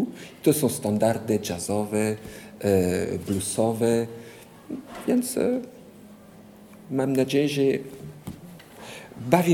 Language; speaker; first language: Polish; non-native, fluent; French